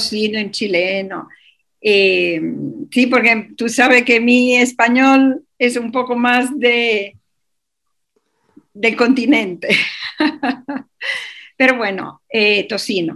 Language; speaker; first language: Spanish; non-native, fluent; Italian